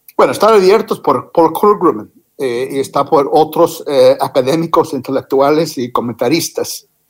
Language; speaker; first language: Spanish; non-native, fluent; English